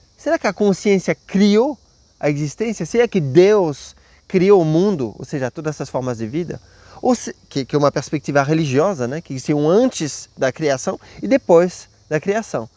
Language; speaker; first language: Portuguese; non-native, fluent; French